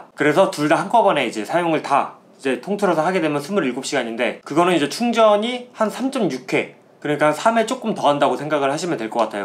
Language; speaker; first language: Korean; native; Korean